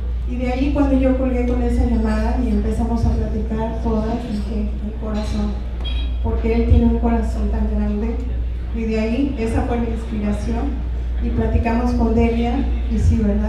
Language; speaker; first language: Spanish; early bilingual, heritage; Spanish